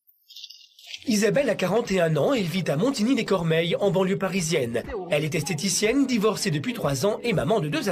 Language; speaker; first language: French; native; French